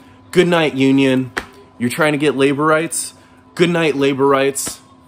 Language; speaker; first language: English; native; English